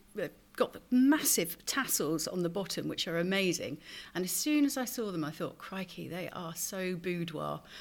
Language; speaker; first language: English; native; English